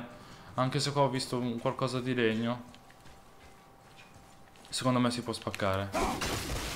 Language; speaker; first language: Italian; native; Italian